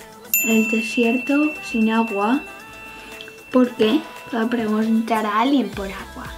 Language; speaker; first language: Spanish; early bilingual, heritage; Spanish